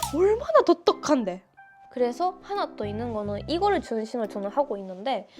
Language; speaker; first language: Korean; non-native, fluent; Japanese